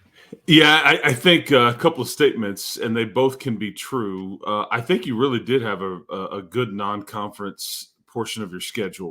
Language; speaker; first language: English; native; English